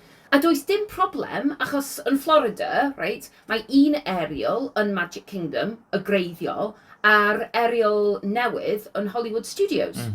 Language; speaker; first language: Welsh; non-native, learner; English